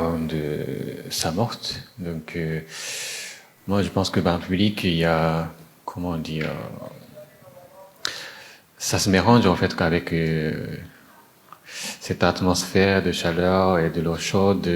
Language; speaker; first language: French; non-native, fluent; Japanese